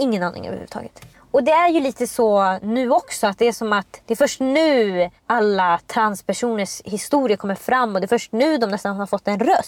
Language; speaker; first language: Swedish; native; Swedish